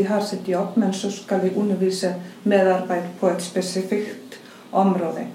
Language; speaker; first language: Swedish; non-native, fluent; Icelandic